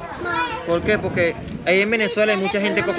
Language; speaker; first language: Spanish; native; Spanish